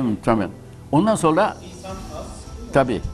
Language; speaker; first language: Turkish; non-native, learner; Japanese